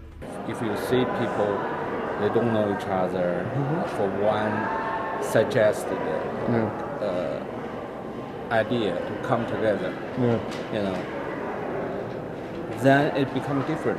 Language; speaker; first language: English; non-native, fluent; Chinese